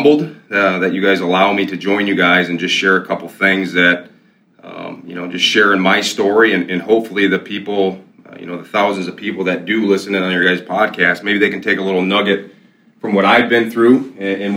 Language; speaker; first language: English; native; English